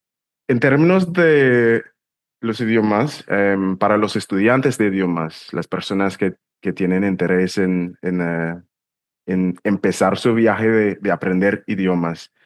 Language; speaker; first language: Spanish; non-native, fluent; English